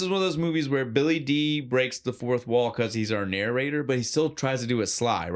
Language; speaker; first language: English; native; English